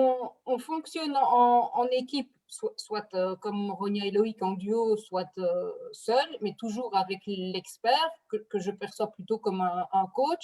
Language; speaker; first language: French; native; French